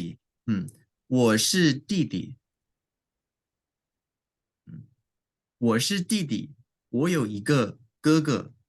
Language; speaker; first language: Chinese; non-native, learner; English